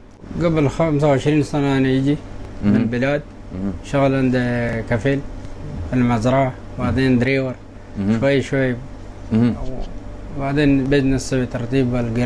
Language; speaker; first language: Arabic; non-native, learner; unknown